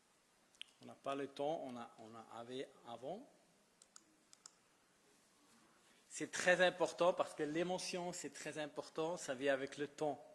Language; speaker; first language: French; non-native, fluent; Italian